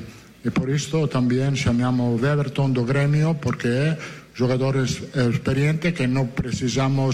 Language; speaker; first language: Portuguese; non-native, learner; Italian